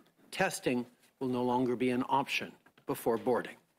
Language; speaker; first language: English; native; English